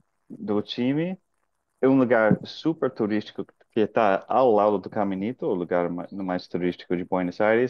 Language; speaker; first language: Portuguese; non-native, fluent; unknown